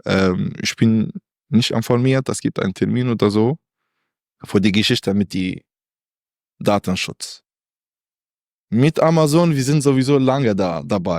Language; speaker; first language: German; non-native, learner; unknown